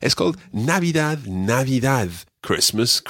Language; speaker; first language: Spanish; non-native, fluent; English